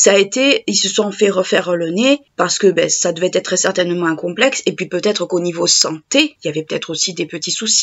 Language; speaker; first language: French; native; French